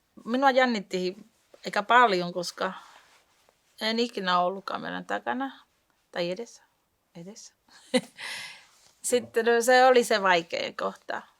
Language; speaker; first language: Finnish; non-native, fluent; Spanish